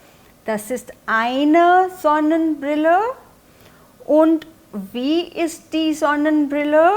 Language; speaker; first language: German; non-native, fluent; Hindi